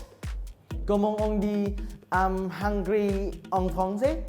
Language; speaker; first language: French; non-native, learner; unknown